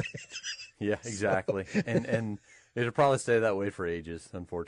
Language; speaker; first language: English; native; English